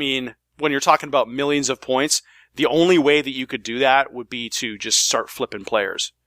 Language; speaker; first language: English; native; English